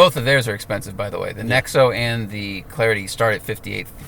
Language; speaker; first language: English; native; English